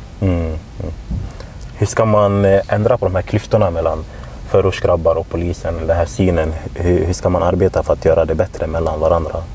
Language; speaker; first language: Swedish; native; Swedish